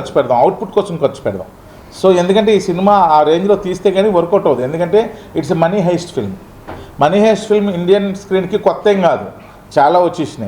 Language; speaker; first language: Telugu; native; Telugu